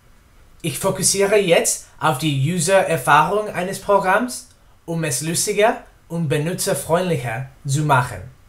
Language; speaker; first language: German; non-native, learner; English